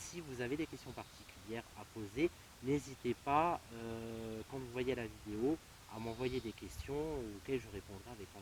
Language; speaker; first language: French; native; French